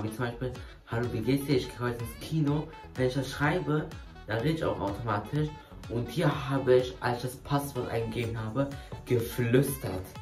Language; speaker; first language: German; early bilingual, other home language; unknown